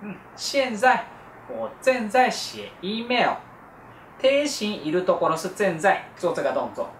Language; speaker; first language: Chinese; non-native, fluent; Japanese